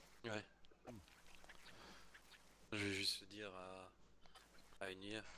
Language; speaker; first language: French; native; French